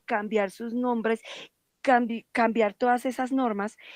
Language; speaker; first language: Spanish; native; Spanish